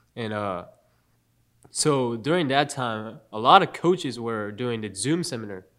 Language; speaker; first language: English; non-native, fluent; Japanese